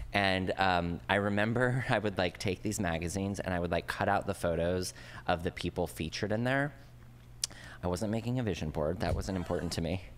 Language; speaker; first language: English; native; English